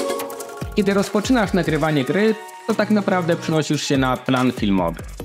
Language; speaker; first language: Polish; native; Polish